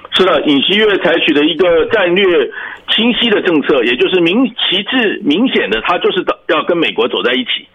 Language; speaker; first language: Chinese; native; Chinese